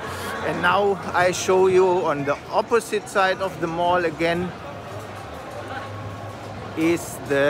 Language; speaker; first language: English; non-native, fluent; German